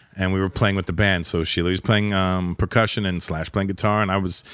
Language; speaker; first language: English; native; English